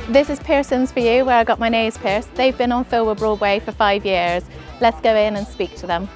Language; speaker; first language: English; native; English